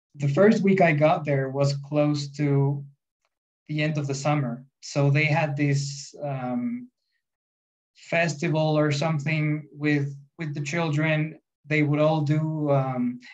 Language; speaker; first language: English; non-native, fluent; Spanish